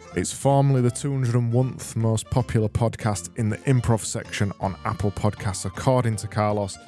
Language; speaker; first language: English; native; English